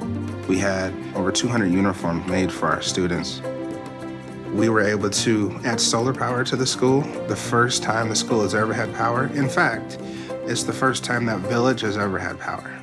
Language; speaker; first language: English; early bilingual, other home language; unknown